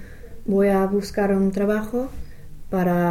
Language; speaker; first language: Spanish; non-native, fluent; English